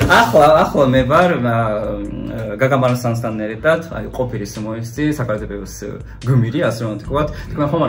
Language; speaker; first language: Georgian; non-native, fluent; Japanese